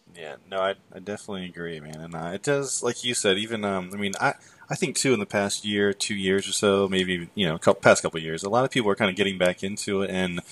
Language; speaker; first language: English; native; English